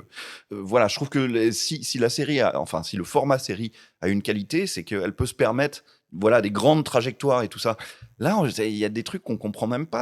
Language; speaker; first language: French; native; French